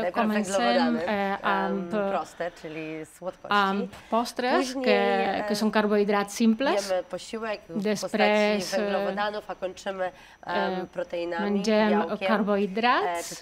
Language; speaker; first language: Catalan; non-native, learner; Polish